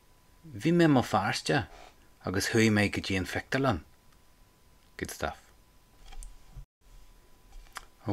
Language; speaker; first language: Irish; non-native, local second language; English